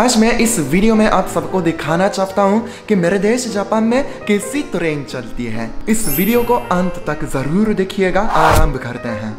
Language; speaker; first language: Hindi; non-native, fluent; Japanese